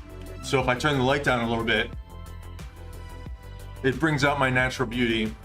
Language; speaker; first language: English; native; English